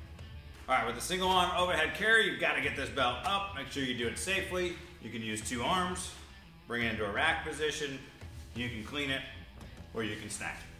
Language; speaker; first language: English; native; English